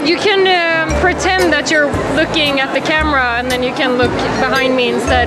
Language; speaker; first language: English; non-native, fluent; Swedish